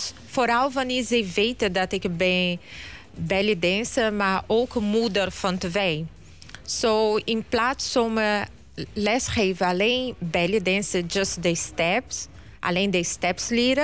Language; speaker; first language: Dutch; non-native, learner; Portuguese